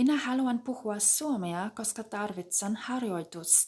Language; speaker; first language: Finnish; non-native, fluent; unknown